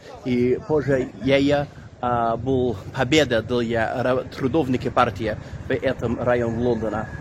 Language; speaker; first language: Russian; non-native, learner; English